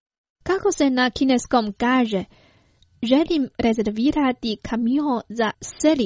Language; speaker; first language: Croatian; non-native, fluent; Chinese